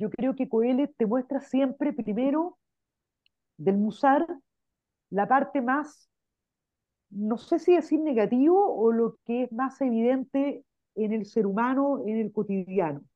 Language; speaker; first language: Spanish; native; Spanish